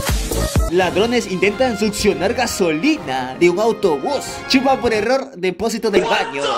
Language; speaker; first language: Spanish; native; Spanish